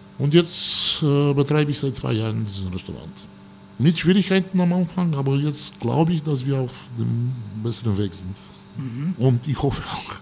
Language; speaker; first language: German; non-native, fluent; Romanian